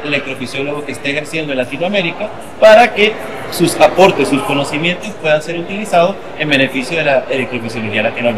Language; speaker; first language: Spanish; native; Spanish